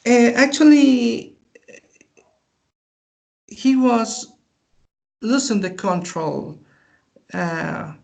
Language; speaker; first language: English; non-native, learner; Spanish